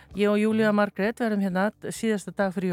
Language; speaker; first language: Icelandic; native; Icelandic